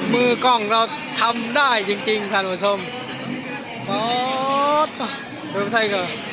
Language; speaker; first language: Thai; native; Thai